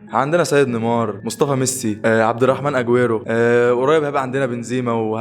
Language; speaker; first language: Arabic; native; Arabic